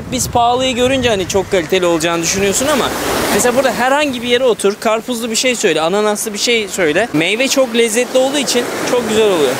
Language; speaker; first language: Turkish; native; Turkish